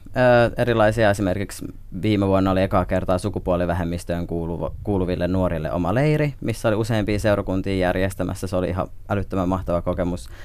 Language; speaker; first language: Finnish; native; Finnish